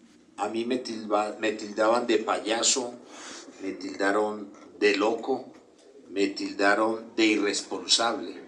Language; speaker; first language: Spanish; native; Spanish